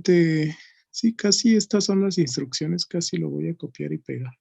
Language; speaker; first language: Spanish; native; Spanish